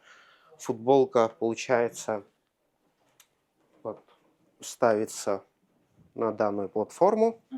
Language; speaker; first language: Russian; early bilingual, other home language; Arabic